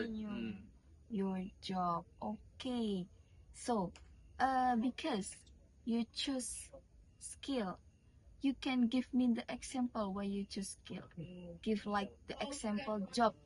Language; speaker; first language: English; non-native, learner; Indonesian